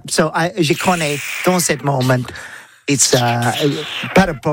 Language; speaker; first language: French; non-native, learner; English